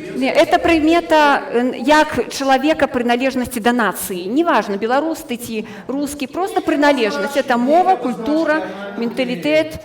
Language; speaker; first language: Belarusian; non-native, local second language; Russian